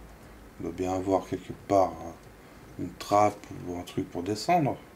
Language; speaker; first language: French; native; French